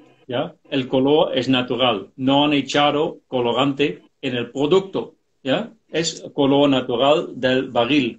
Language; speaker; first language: Spanish; non-native, fluent; Dutch